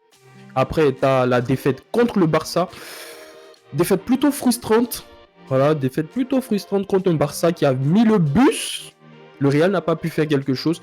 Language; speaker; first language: French; native; French